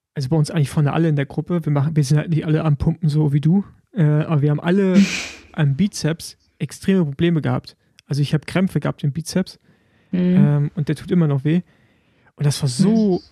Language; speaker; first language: German; native; German